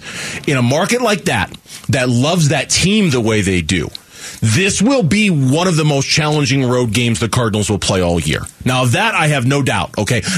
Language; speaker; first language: English; native; English